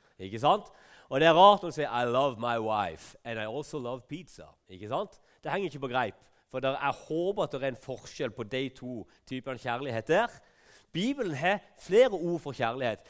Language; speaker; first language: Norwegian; native; Norwegian